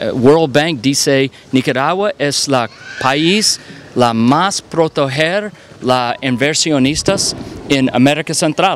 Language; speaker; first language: Spanish; non-native, learner; English